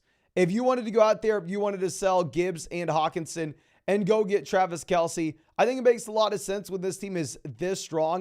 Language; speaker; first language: English; native; English